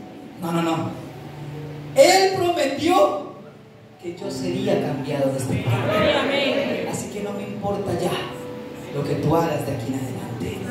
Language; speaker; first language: Spanish; native; Spanish